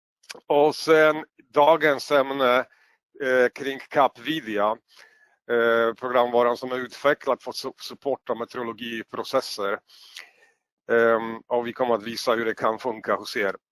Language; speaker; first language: Swedish; non-native, fluent; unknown